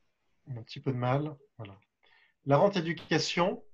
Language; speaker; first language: French; native; French